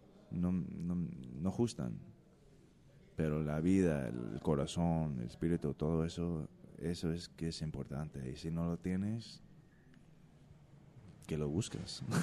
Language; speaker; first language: Spanish; non-native, learner; English